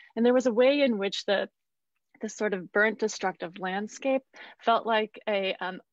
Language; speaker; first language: English; native; English